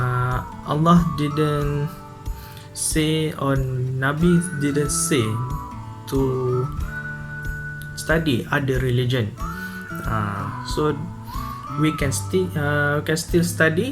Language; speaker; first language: English; non-native, learner; Malay